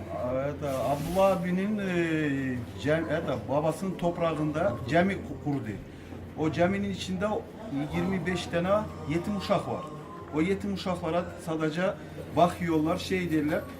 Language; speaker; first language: Turkish; early bilingual, heritage; Turkish